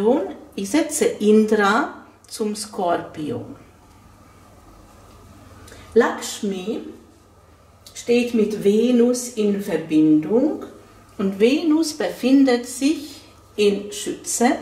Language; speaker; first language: German; non-native, fluent; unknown